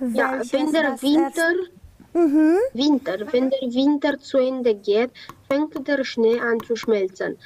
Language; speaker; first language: German; non-native, learner; Romanian